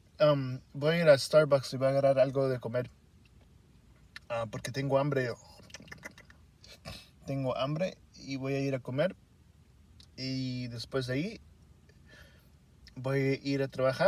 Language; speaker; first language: Spanish; early bilingual, heritage; Spanish